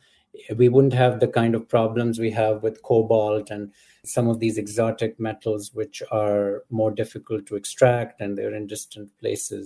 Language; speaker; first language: English; non-native, local second language; Urdu